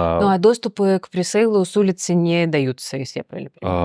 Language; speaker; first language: Russian; native; Russian